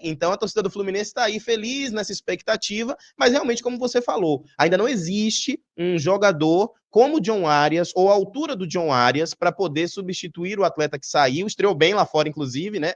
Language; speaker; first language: Portuguese; native; Portuguese